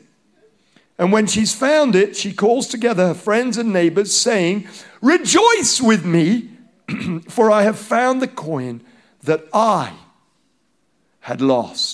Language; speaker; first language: English; non-native, local second language; Hausa